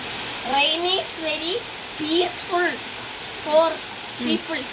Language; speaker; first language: English; non-native, learner; Malayalam